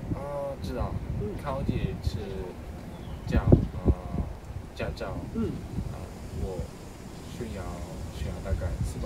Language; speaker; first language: Chinese; non-native, learner; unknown